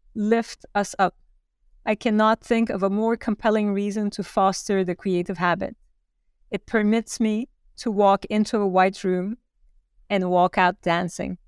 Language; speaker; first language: English; non-native, fluent; Turkish